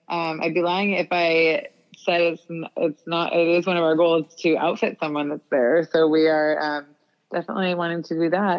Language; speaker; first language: English; native; English